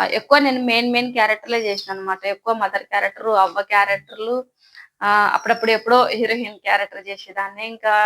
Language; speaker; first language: Telugu; non-native, local second language; Lambadi